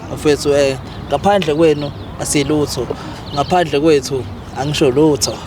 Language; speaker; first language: Zulu; native; Zulu